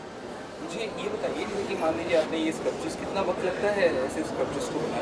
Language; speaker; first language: Hindi; native; Hindi